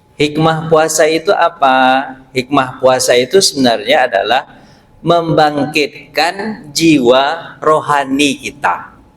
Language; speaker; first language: Indonesian; non-native, local second language; Minangkabau